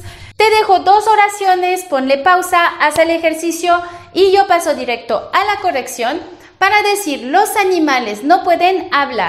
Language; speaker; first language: Spanish; non-native, fluent; French